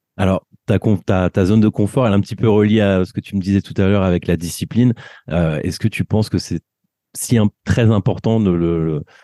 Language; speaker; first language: French; native; French